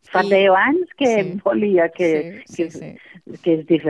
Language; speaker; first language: Catalan; non-native, fluent; English